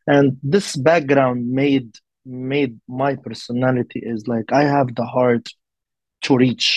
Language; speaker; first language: English; non-native, learner; Arabic